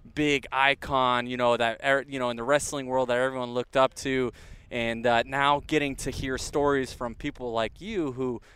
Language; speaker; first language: English; native; English